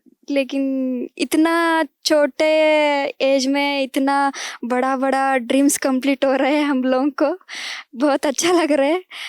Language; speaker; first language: Hindi; non-native, local second language; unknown